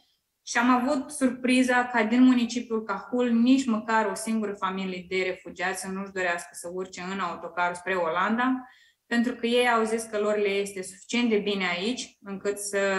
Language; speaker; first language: Romanian; native; Romanian